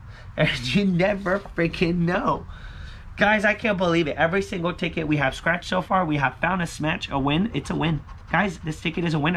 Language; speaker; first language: English; native; English